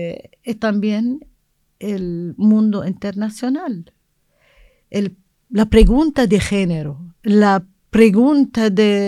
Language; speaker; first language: Spanish; non-native, learner; Arabic